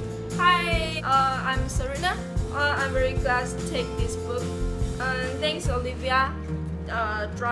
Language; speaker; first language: English; non-native, learner; Chinese